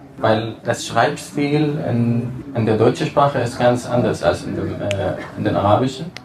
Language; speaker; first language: German; non-native, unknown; Arabic